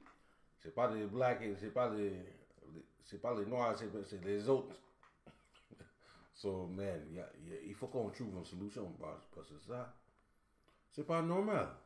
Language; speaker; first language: French; non-native, learner; English